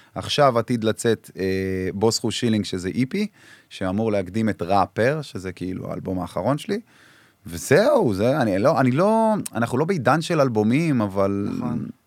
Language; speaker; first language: Hebrew; early bilingual, other home language; Arabic